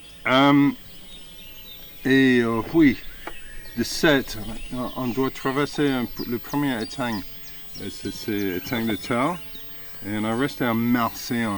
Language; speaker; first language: French; non-native, fluent; English